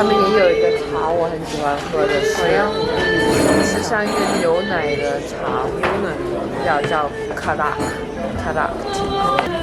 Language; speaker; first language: Chinese; early bilingual, heritage; Chinese